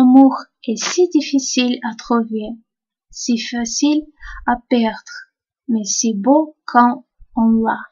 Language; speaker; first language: French; non-native, fluent; Russian